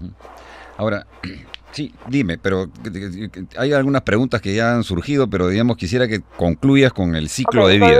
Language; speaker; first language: Spanish; native; Spanish